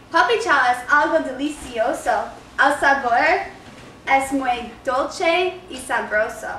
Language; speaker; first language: Spanish; non-native, learner; English